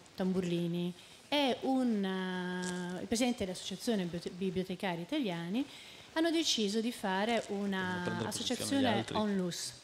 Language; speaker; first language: Italian; native; Italian